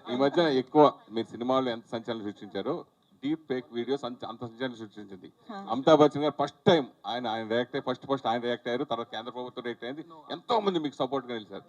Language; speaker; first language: Telugu; native; Telugu